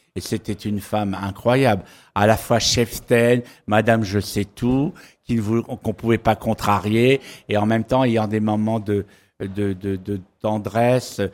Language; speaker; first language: French; native; French